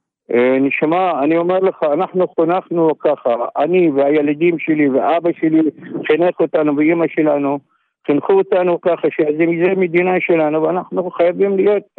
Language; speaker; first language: Hebrew; non-native, local second language; Arabic